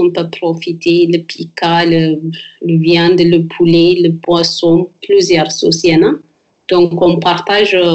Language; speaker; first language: French; non-native, learner; Amharic